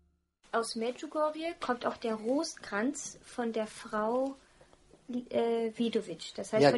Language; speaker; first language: German; early bilingual, other home language; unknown